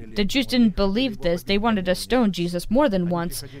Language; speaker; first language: English; non-native, fluent; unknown